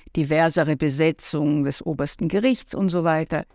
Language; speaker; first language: German; native; German